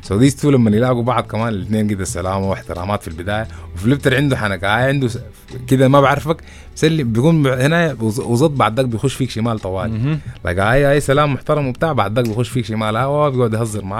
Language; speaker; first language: Arabic; native; Arabic